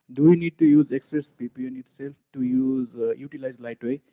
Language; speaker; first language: English; native; English